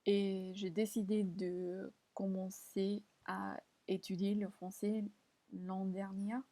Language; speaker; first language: French; non-native, learner; English